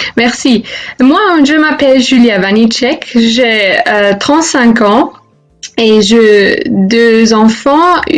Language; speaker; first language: French; non-native, fluent; German